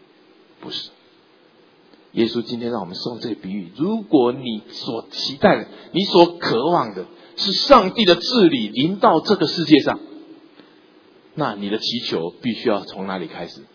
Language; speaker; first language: Chinese; native; Chinese